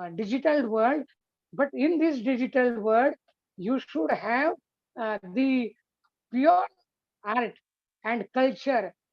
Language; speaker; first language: English; non-native, local second language; Hindi